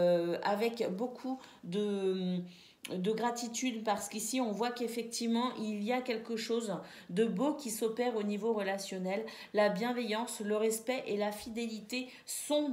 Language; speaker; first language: French; native; French